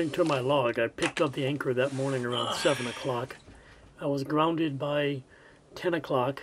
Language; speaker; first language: English; native; English